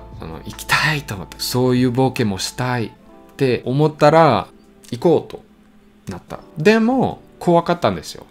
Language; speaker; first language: Japanese; non-native, learner; German